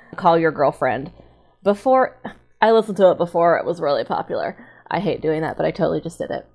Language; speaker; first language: English; native; English